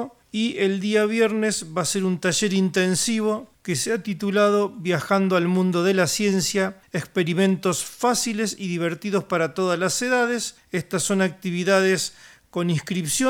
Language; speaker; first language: Spanish; native; Spanish